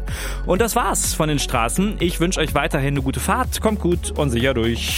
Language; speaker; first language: German; native; German